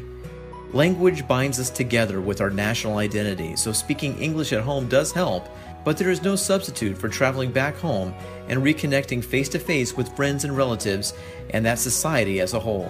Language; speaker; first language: English; native; English